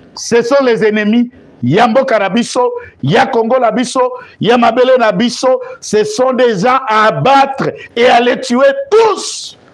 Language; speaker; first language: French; non-native, local second language; Lingala